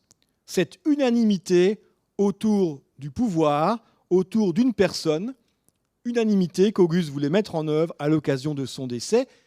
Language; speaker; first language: French; native; French